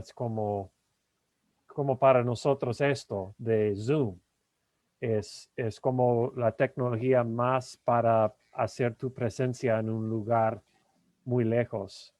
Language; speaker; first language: Spanish; non-native, fluent; English